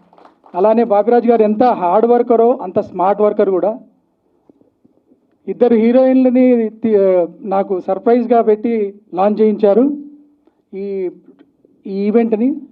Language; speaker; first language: Telugu; native; Telugu